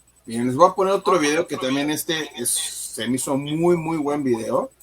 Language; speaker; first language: Spanish; native; Spanish